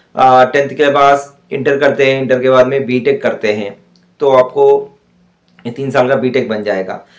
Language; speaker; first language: Hindi; non-native, local second language; Urdu